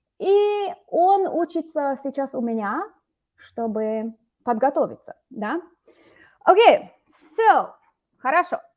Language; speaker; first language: Russian; non-native, fluent; English